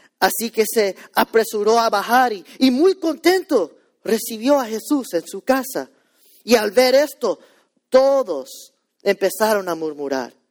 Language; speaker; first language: Spanish; early bilingual, heritage; Spanish